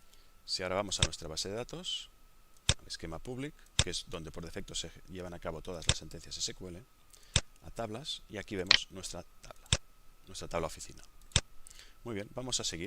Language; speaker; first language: Spanish; native; Spanish